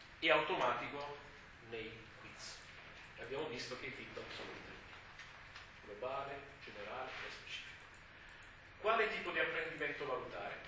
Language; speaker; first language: Italian; non-native, fluent; French